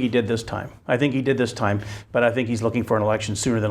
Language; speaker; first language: English; native; English